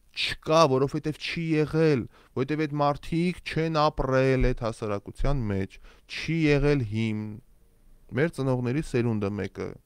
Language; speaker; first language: Armenian; native; Armenian